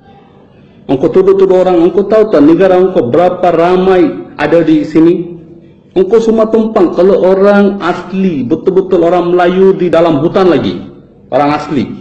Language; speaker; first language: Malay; non-native, fluent; Bangla